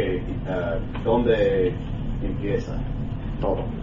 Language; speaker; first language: Spanish; non-native, learner; English